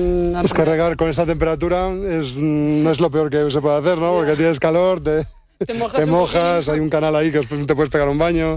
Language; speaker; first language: Spanish; native; Spanish